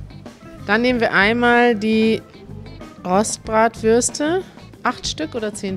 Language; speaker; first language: German; native; German